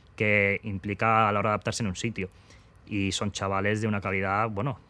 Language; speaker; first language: Spanish; native; Spanish